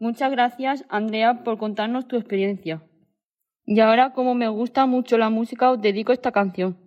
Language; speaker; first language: Spanish; native; Spanish